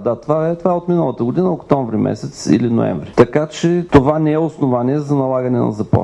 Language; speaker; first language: Bulgarian; native; Bulgarian